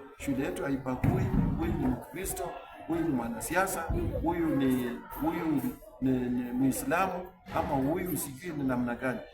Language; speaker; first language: Swahili; non-native, local second language; Luyia